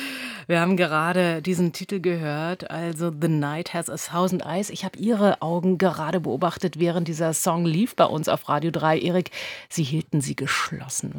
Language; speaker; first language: German; native; German